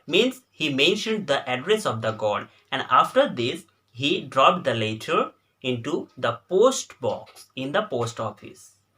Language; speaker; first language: English; non-native, local second language; Bangla